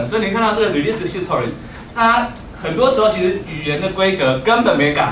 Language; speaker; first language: Chinese; native; Chinese